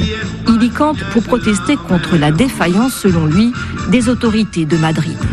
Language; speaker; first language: French; native; French